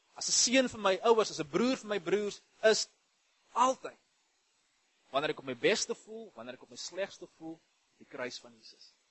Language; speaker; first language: Afrikaans; native; Afrikaans